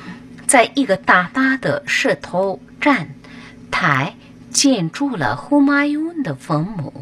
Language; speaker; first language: Chinese; non-native, learner; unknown